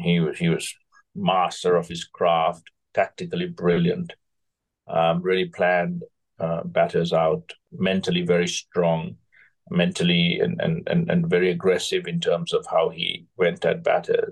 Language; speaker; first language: English; non-native, local second language; Sinhala